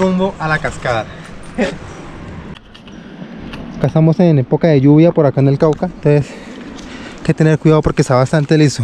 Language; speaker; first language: Spanish; native; Spanish